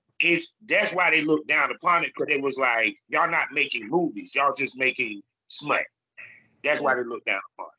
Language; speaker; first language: English; native; English